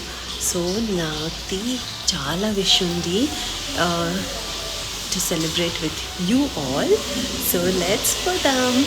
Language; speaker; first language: Telugu; non-native, learner; Kannada